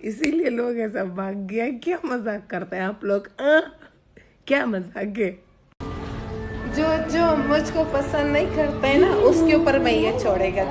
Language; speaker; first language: Hindi; non-native, local second language; Pashto